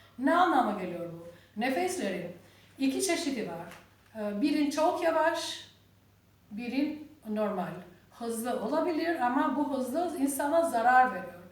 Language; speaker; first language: Turkish; non-native, learner; Albanian